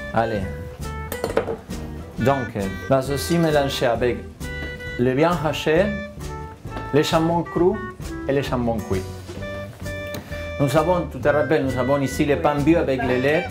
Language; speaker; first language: French; non-native, fluent; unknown